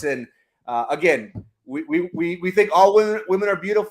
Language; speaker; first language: English; early bilingual, other home language; Spanish